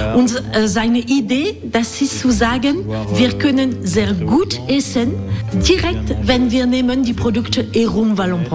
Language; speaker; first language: German; non-native, learner; French